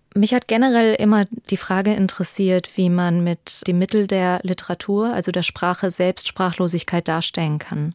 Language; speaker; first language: German; early bilingual, other home language; Albanian